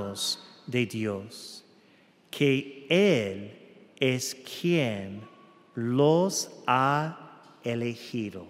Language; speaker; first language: Spanish; non-native, fluent; English